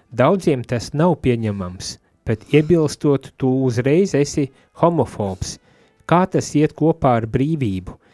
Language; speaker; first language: Latvian; non-native, fluent; Spanish